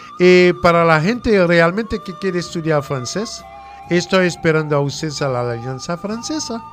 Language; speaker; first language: Spanish; non-native, fluent; French